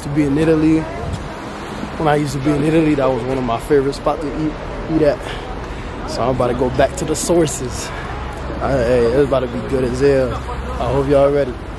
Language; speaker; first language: English; early bilingual, other home language; French